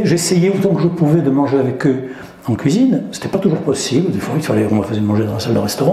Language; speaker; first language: French; native; French